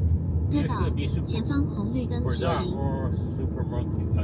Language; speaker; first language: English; non-native, learner; Chinese